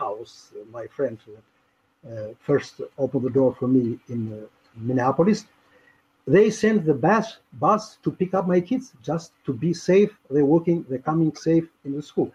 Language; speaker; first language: English; non-native, fluent; Albanian